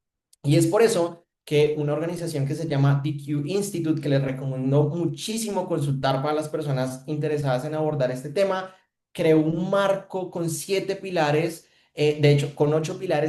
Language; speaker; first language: Spanish; native; Spanish